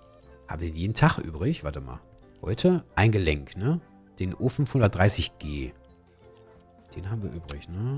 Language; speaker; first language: German; native; German